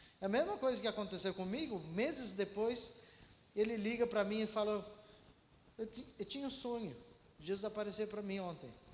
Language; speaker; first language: Portuguese; non-native, fluent; Malayalam